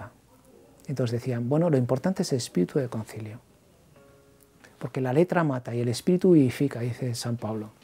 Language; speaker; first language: Spanish; native; Spanish